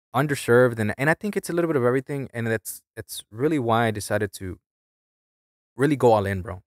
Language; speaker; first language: English; early bilingual, other home language; Spanish